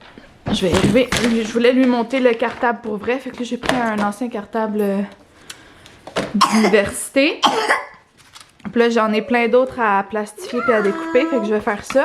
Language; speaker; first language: French; native; French